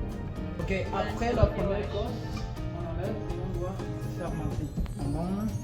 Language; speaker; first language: French; non-native, learner; Portuguese